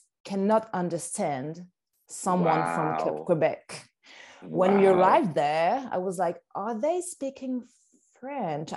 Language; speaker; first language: English; non-native, fluent; French